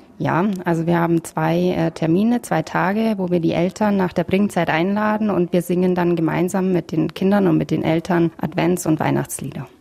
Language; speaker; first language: German; native; German